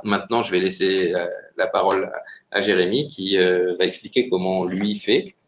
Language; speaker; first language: French; native; French